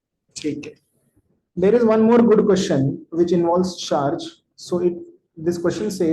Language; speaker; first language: English; non-native, local second language; Hindi